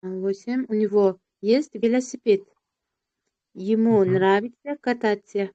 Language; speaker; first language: Russian; non-native, learner; Uzbek